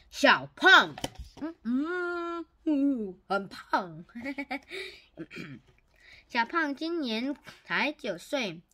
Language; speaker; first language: Chinese; non-native, learner; Korean